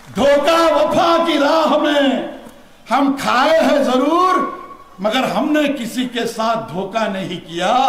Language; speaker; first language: Hindi; non-native, local second language; Marathi